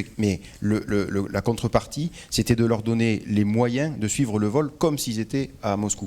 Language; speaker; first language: French; native; French